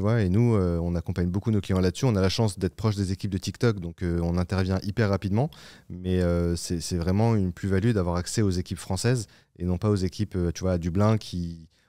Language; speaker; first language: French; native; French